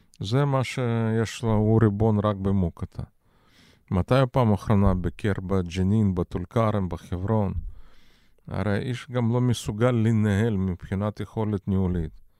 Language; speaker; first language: Hebrew; non-native, fluent; Russian